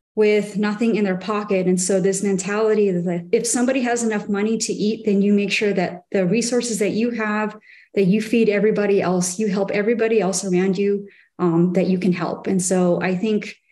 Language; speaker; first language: English; native; English